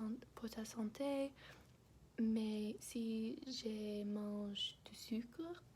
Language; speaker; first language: French; non-native, learner; English